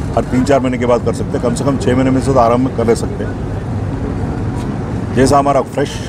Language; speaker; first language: Hindi; non-native, local second language; Telugu